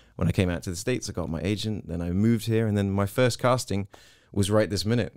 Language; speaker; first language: English; native; English